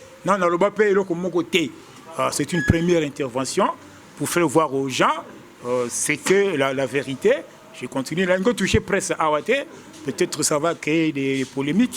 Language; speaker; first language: French; non-native, local second language; Lingala